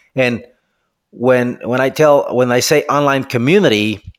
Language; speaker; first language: English; non-native, fluent; Spanish